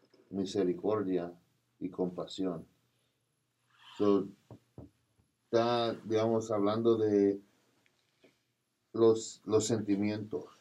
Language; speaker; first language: Spanish; non-native, learner; English